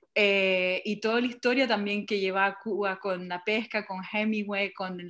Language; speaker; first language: Spanish; early bilingual, heritage; English